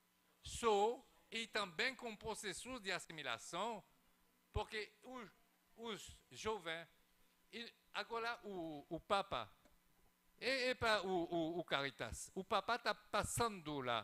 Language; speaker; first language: Portuguese; non-native, fluent; French